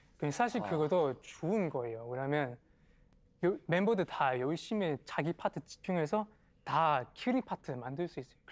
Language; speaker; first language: Korean; non-native, learner; Chinese